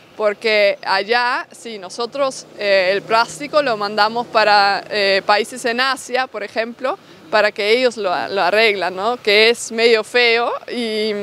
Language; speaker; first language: Spanish; non-native, fluent; Dutch